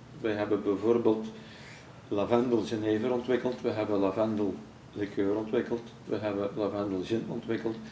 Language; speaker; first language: Dutch; native; Dutch